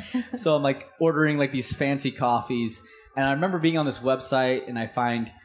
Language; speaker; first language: English; native; English